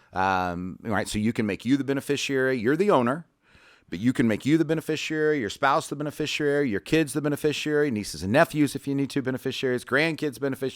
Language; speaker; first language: English; native; English